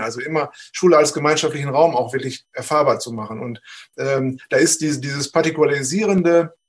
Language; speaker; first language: German; native; German